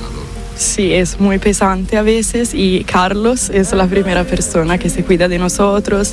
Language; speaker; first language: Spanish; non-native, fluent; Italian